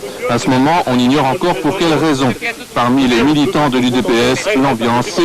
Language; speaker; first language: French; native; French